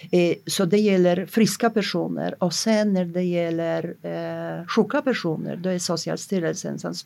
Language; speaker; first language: Swedish; non-native, fluent; Polish